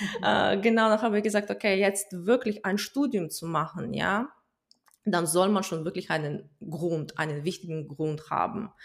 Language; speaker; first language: German; non-native, fluent; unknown